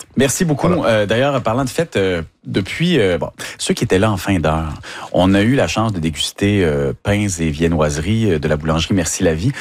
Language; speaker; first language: French; native; French